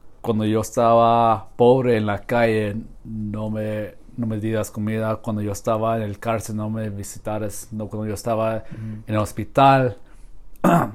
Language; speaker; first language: Spanish; non-native, learner; English